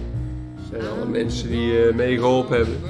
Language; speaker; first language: Dutch; native; Dutch